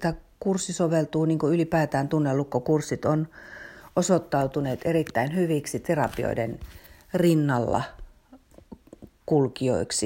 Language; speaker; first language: Finnish; native; Finnish